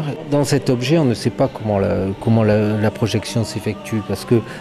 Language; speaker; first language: French; native; French